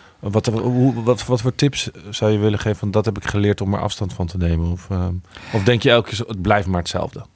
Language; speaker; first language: Dutch; native; Dutch